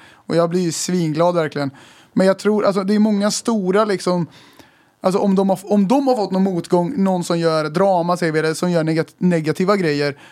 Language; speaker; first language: Swedish; native; Swedish